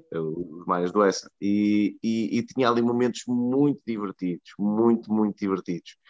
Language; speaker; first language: Portuguese; native; Portuguese